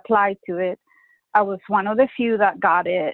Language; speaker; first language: English; non-native, fluent; Spanish